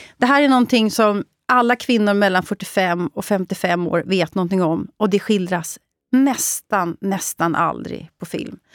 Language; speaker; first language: Swedish; native; Swedish